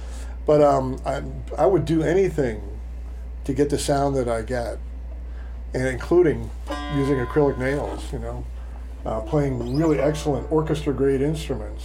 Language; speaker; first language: English; native; English